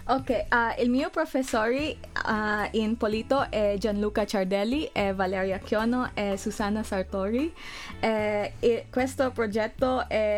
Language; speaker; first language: Italian; non-native, learner; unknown